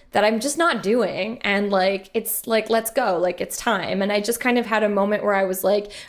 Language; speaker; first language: English; native; English